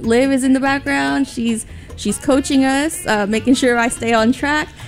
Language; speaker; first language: English; early bilingual, other home language; Spanish